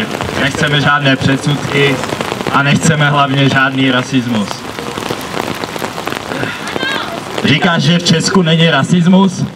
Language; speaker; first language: Czech; early bilingual, other home language; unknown